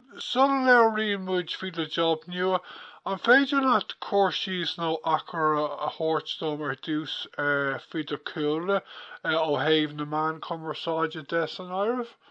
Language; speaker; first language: Irish; non-native, local second language; English